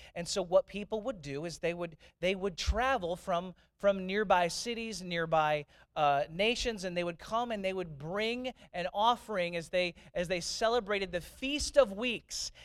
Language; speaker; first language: English; native; English